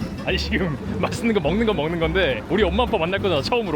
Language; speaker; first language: Korean; native; Korean